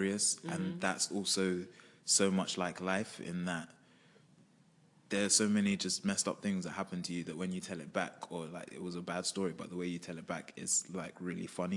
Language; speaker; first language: English; native; English